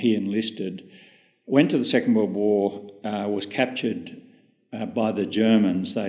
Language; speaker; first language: English; native; English